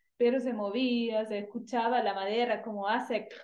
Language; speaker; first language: Spanish; non-native, fluent; German